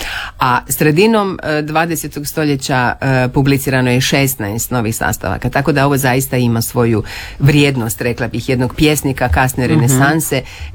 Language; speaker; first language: Serbian; native; Serbian